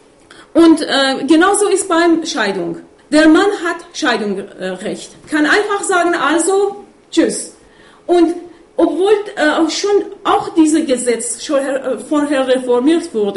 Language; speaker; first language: German; non-native, fluent; Persian